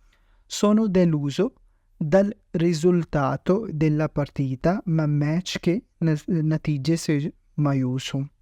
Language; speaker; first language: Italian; non-native, fluent; Urdu